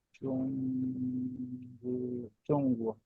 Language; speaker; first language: Chinese; non-native, learner; Bangla